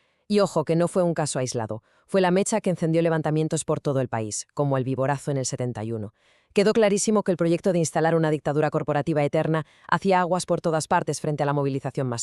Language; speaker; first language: Spanish; native; Spanish